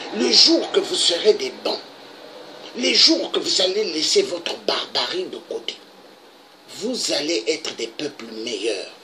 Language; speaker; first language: French; non-native, local second language; Lingala